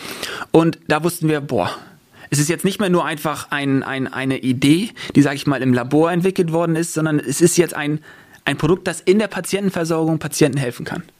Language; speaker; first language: German; native; German